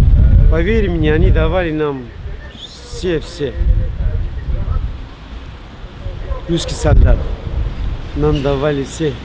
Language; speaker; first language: Russian; non-native, learner; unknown